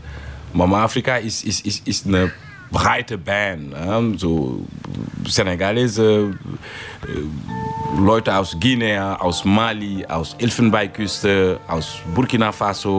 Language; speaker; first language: German; non-native, fluent; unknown